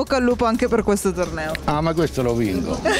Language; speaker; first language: Italian; native; Italian